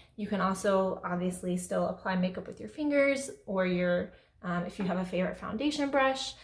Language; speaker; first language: English; native; English